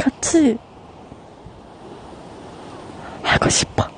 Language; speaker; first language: Korean; non-native, learner; Japanese